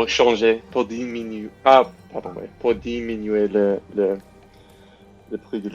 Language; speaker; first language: French; non-native, learner; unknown